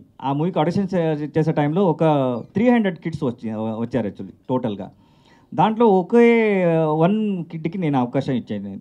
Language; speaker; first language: Telugu; non-native, learner; Kannada